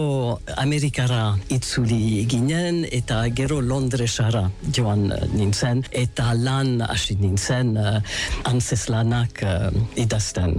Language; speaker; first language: Basque; non-native, local second language; English